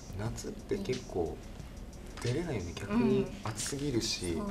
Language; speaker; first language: Japanese; native; Japanese